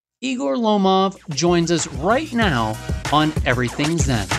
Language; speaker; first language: English; native; English